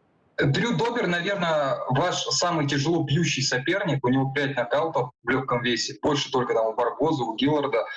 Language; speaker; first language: Russian; native; Russian